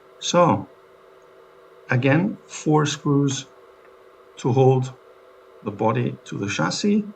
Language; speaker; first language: English; non-native, fluent; German